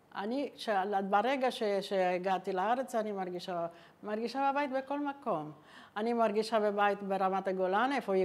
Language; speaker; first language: Hebrew; non-native, fluent; Italian